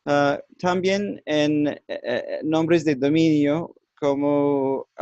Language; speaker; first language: Spanish; non-native, learner; English